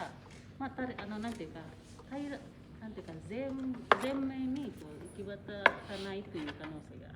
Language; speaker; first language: Japanese; non-native, fluent; Indonesian